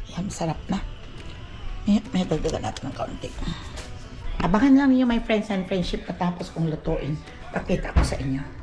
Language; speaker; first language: Filipino; non-native, local second language; Cebuano